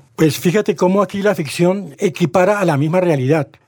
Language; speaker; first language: Spanish; native; Spanish